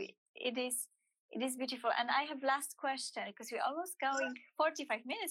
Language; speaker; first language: English; non-native, fluent; Polish